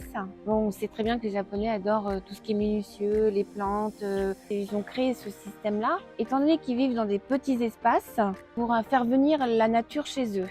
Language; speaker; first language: French; native; French